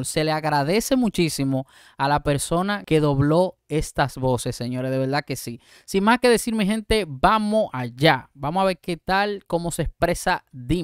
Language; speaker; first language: Spanish; native; Spanish